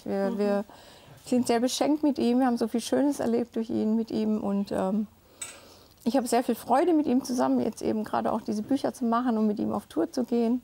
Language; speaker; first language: German; native; German